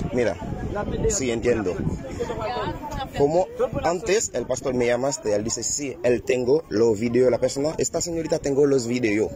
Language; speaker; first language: Spanish; non-native, learner; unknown